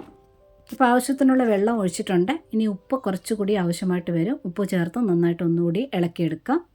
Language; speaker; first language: Malayalam; native; Malayalam